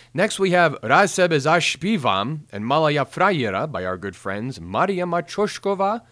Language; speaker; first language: English; native; English